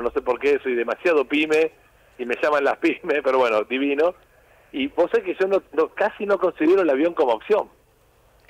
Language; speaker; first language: Spanish; native; Spanish